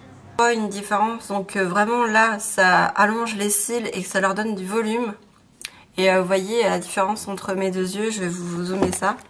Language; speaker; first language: French; native; French